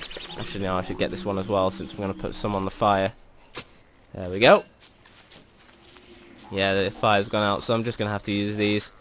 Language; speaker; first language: English; native; English